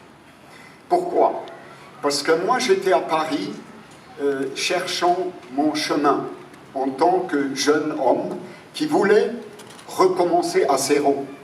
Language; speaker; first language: French; non-native, fluent; German